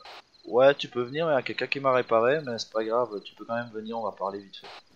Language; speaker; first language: French; native; French